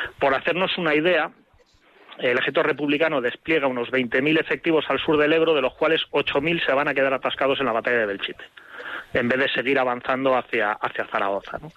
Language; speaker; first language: Spanish; native; Spanish